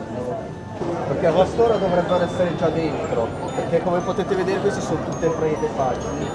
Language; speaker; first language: Italian; native; Italian